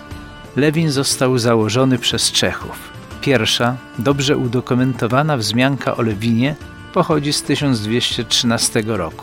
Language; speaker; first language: Polish; native; Polish